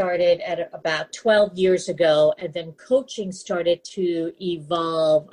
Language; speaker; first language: English; native; English